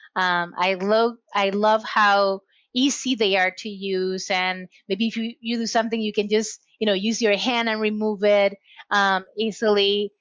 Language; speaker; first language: English; non-native, fluent; Spanish